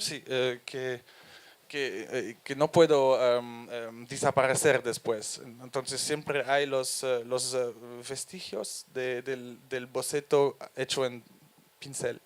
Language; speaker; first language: Spanish; non-native, fluent; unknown